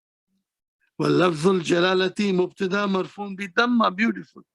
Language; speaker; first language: Arabic; non-native, fluent; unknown